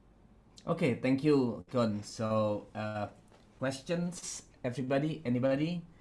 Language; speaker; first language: English; non-native, fluent; Indonesian